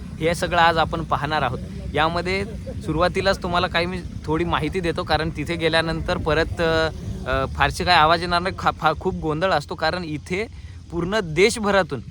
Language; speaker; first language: Marathi; non-native, local second language; Lambadi